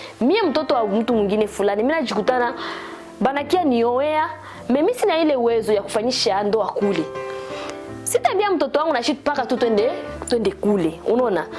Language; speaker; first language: Swahili; native; Swahili